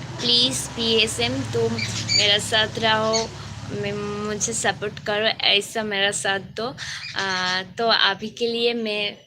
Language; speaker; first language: Hindi; non-native, local second language; Bangla